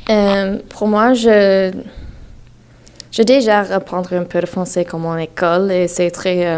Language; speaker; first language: French; non-native, learner; English